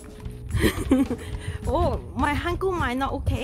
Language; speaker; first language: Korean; non-native, learner; Cantonese